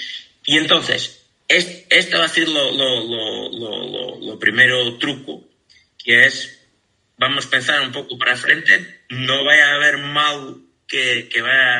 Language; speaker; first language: Spanish; non-native, fluent; Portuguese